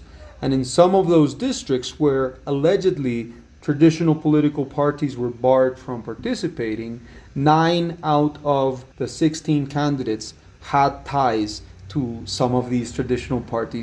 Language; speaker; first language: English; non-native, fluent; Spanish